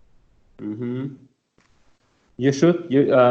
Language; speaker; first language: English; non-native, learner; Vietnamese